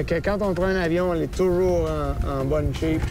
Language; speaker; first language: French; native; French